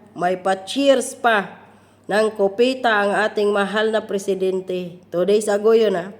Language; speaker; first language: Filipino; non-native, local second language; Cebuano